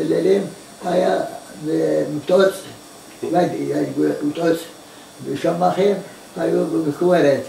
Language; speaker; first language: Hebrew; non-native, learner; Arabic